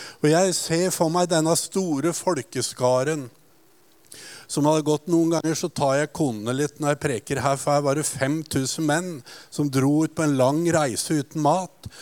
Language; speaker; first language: Norwegian; native; Norwegian